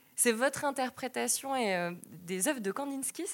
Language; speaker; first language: French; native; French